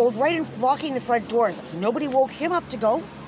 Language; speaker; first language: English; native; English